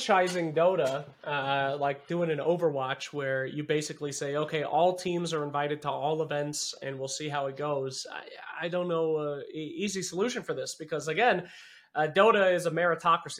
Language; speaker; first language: English; native; English